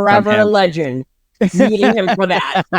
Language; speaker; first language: English; native; English